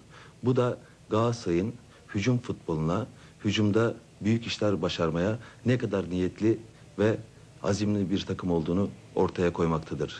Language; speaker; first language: Turkish; native; Turkish